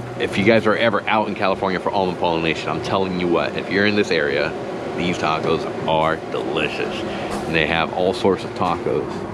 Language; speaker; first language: English; early bilingual, other home language; Spanish